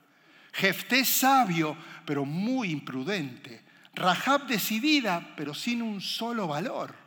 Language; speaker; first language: Spanish; native; Spanish